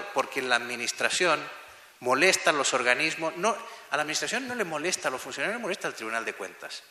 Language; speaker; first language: Spanish; native; Spanish